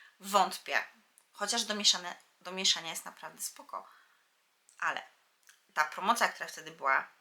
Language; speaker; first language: Polish; native; Polish